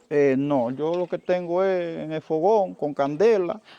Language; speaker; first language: Spanish; native; Spanish